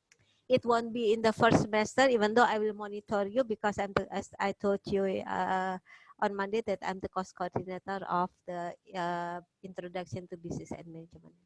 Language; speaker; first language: English; non-native, fluent; Indonesian